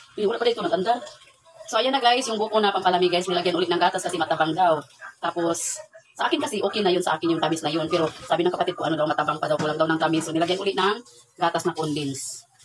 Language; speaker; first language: Filipino; non-native, local second language; Cebuano